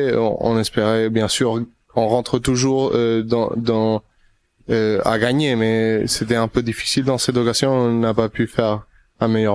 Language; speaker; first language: French; non-native, fluent; Spanish